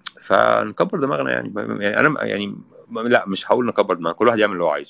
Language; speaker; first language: Arabic; native; Arabic